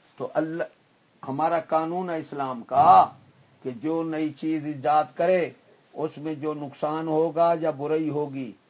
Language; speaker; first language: Urdu; non-native, local second language; Punjabi